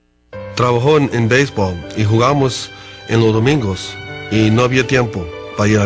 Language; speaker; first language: Spanish; non-native, learner; English